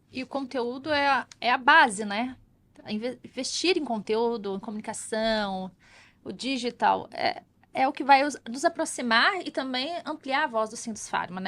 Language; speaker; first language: Portuguese; native; Portuguese